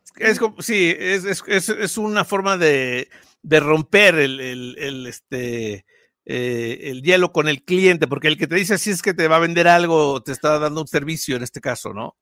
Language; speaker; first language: Spanish; native; Spanish